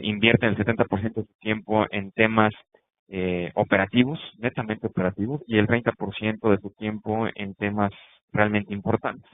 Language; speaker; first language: Spanish; native; Spanish